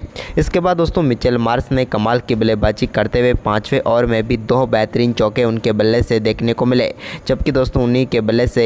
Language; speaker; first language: Hindi; native; Hindi